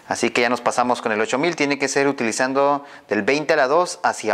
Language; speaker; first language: Spanish; native; Spanish